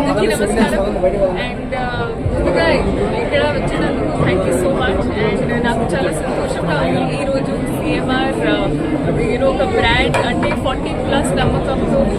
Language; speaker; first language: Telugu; non-native, learner; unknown